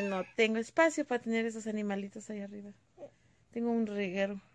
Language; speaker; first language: Spanish; native; Spanish